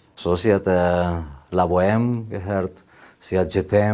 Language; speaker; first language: German; non-native, learner; Spanish